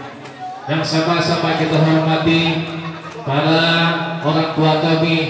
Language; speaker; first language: Indonesian; native; Indonesian